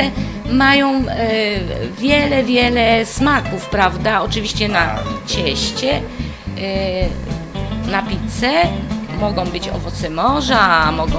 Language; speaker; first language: Polish; non-native, fluent; Italian